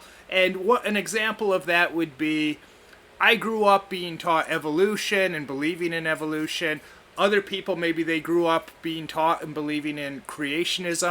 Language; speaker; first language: English; native; English